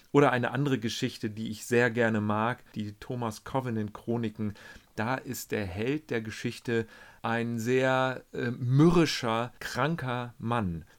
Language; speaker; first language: German; native; German